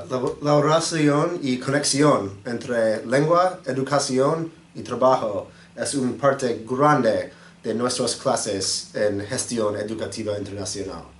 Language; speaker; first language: Spanish; non-native, learner; English